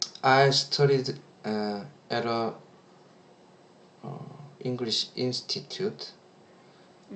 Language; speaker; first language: English; non-native, learner; Korean